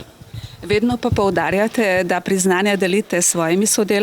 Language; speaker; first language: Slovenian; native; Slovenian